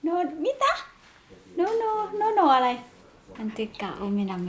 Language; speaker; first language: Finnish; non-native, learner; Thai